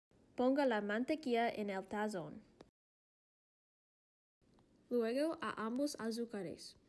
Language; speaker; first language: Spanish; non-native, learner; English